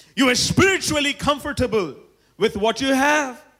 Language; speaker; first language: English; non-native, local second language; Tamil